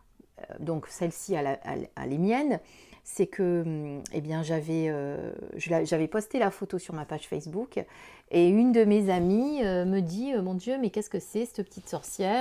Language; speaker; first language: French; native; French